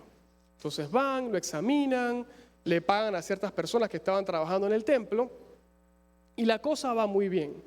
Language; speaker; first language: Spanish; native; Spanish